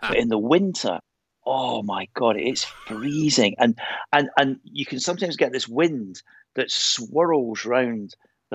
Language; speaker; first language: English; native; English